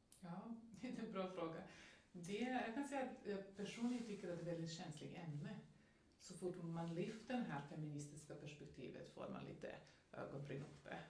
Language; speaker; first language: Swedish; non-native, fluent; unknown